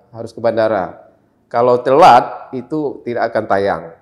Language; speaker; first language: Indonesian; native; Indonesian